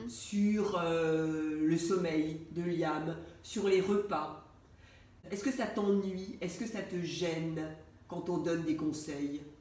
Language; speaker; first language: French; native; French